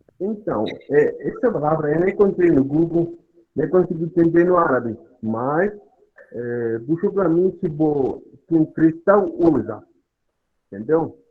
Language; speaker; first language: Portuguese; non-native, learner; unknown